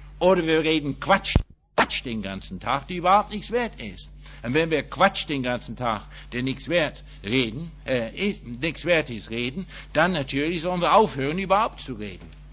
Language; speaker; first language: German; non-native, fluent; English